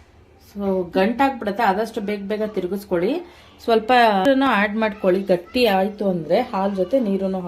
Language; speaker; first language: Kannada; native; Kannada